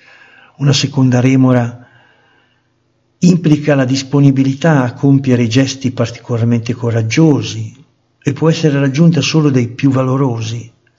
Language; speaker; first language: Italian; native; Italian